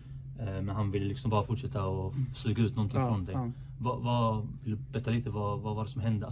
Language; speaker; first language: Swedish; native; Swedish